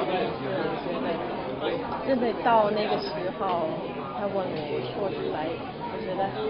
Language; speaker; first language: Chinese; non-native, local second language; Cantonese